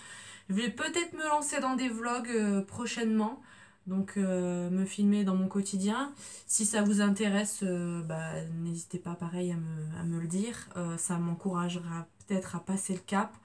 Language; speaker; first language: French; native; French